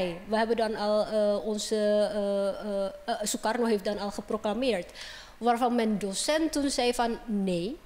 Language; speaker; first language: Dutch; non-native, fluent; Indonesian